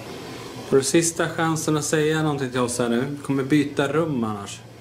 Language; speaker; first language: Swedish; native; Swedish